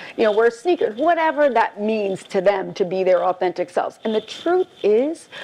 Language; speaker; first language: English; native; English